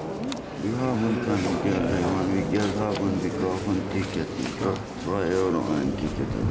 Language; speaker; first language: German; non-native, learner; Romanian